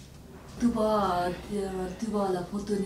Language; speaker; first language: French; non-native, learner; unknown